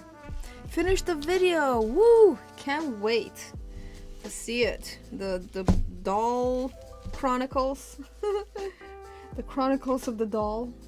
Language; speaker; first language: English; non-native, fluent; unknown